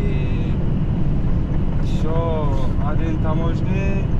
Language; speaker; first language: Russian; non-native, local second language; Kazakh